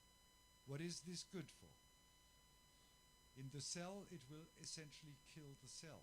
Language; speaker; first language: English; non-native, fluent; German